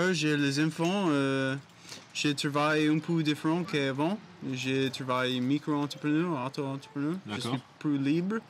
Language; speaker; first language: French; non-native, learner; English